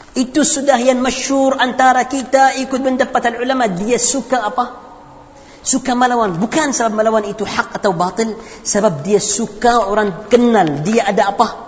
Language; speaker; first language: Indonesian; non-native, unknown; Arabic